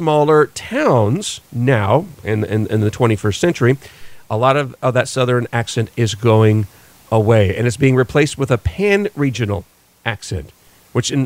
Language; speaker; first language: English; native; English